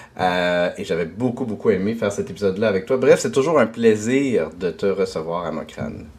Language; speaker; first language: French; native; French